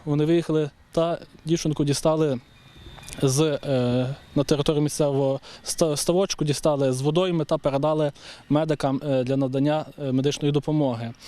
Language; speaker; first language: Ukrainian; native; Ukrainian